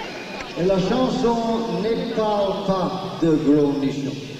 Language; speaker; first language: French; non-native, learner; English